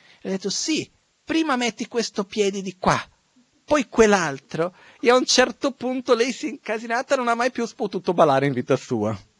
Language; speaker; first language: Italian; non-native, fluent; Portuguese